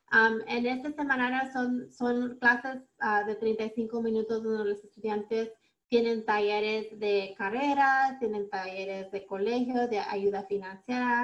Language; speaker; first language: Spanish; early bilingual, heritage; Spanish